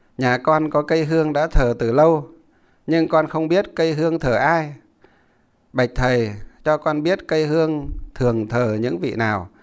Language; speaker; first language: Vietnamese; non-native, local second language; Muong